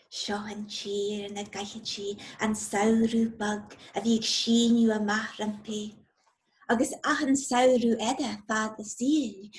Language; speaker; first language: Irish; non-native, local second language; English